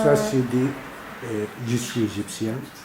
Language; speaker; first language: French; non-native, learner; Arabic